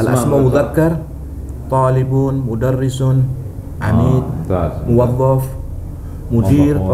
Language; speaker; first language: Arabic; non-native, learner; Indonesian